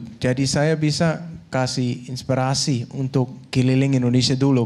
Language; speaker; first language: Indonesian; non-native, learner; Danish